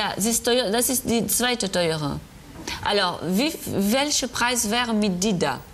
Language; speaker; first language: German; non-native, learner; French